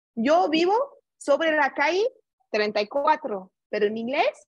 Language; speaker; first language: Spanish; non-native, learner; English